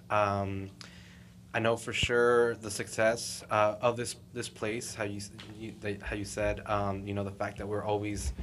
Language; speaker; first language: English; native; English